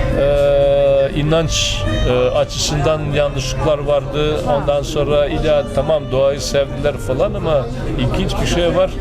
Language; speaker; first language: Turkish; non-native, fluent; Serbian